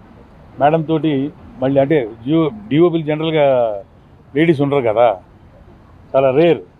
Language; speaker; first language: Telugu; native; Telugu